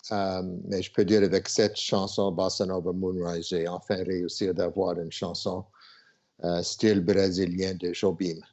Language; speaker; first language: French; non-native, local second language; English